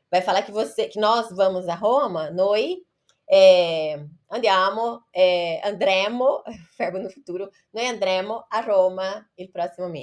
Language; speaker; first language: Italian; non-native, fluent; Portuguese